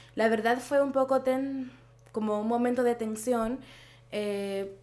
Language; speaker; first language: Spanish; native; Spanish